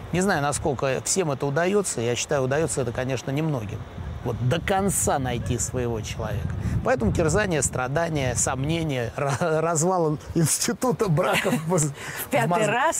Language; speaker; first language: Russian; native; Russian